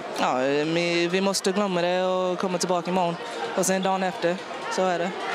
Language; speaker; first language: Swedish; non-native, fluent; English